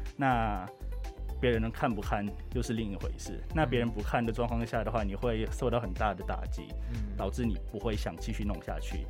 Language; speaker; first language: Chinese; non-native, fluent; Thai